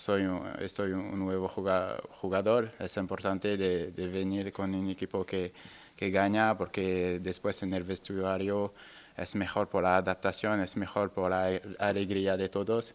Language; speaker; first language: Spanish; non-native, learner; French